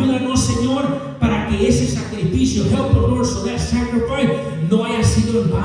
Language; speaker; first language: Spanish; native; Spanish